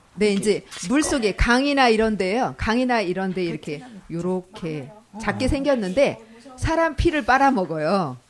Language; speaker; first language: Korean; native; Korean